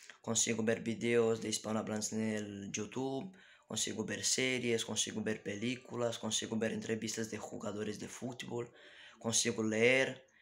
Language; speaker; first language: Spanish; non-native, fluent; Portuguese